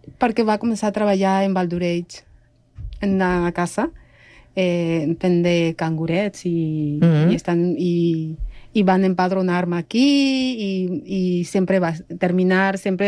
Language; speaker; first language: Catalan; non-native, fluent; Spanish